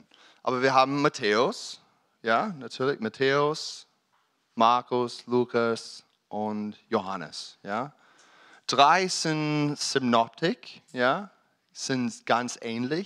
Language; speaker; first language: German; non-native, learner; English